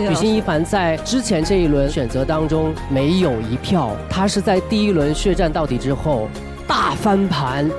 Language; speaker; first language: Chinese; native; Chinese